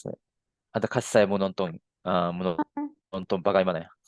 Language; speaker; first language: Indonesian; non-native, learner; Japanese